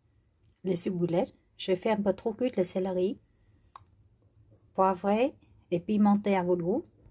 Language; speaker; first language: French; non-native, learner; Vietnamese